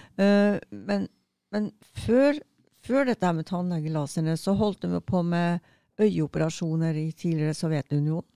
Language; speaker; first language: Norwegian; native; Norwegian